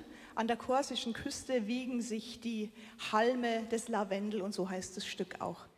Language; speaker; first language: German; native; German